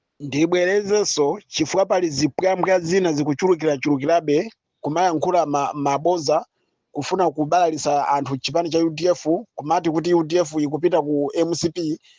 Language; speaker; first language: Nyanja; native; Nyanja